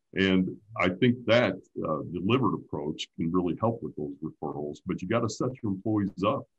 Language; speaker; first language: English; native; English